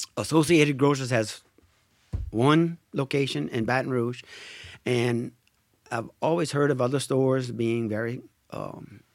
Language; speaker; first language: English; native; English